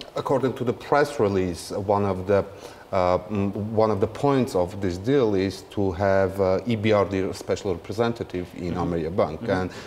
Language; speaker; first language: English; non-native, fluent; Armenian